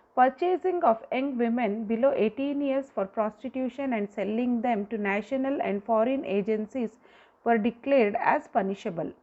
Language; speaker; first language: English; non-native, local second language; Kannada